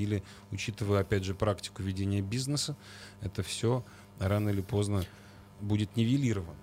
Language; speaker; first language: Russian; native; Russian